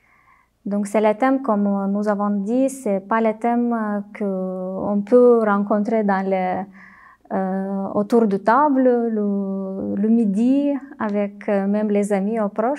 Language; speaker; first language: French; non-native, fluent; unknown